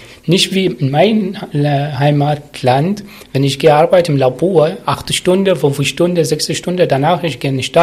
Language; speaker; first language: German; non-native, learner; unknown